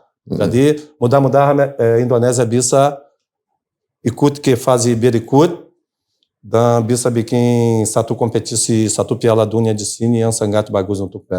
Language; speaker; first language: Indonesian; non-native, fluent; Portuguese